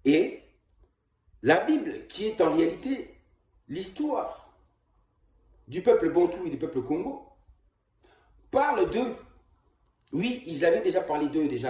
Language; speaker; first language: French; non-native, local second language; Kongo